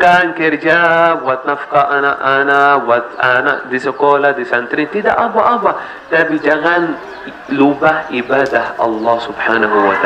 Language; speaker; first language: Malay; non-native, learner; Arabic